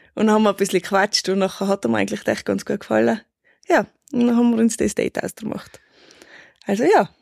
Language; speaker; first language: German; native; German